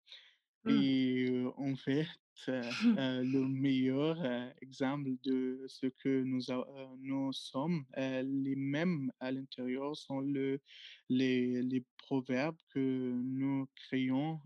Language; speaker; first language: French; non-native, learner; Arabic